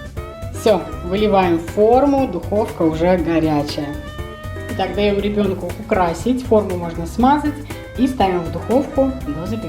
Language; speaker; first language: Russian; native; Russian